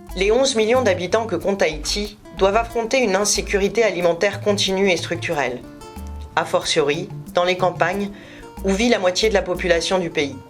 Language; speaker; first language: French; native; French